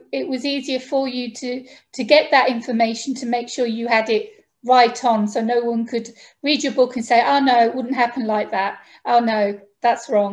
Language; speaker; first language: English; native; English